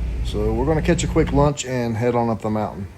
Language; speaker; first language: English; native; English